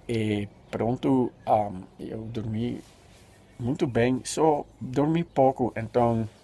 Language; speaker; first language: Portuguese; non-native, fluent; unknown